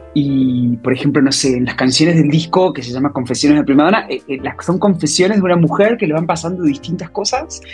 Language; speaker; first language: Spanish; native; Spanish